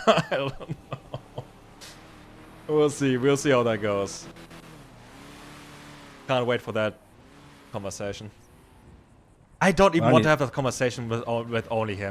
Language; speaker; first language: English; non-native, fluent; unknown